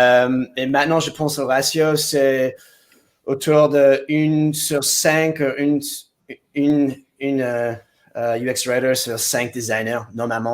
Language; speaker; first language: French; non-native, fluent; English